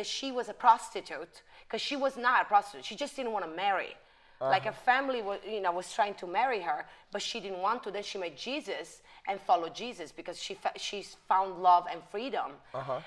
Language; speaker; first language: English; non-native, fluent; Italian